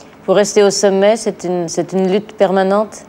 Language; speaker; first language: French; native; French